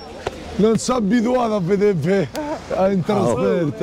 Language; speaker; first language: Italian; native; Italian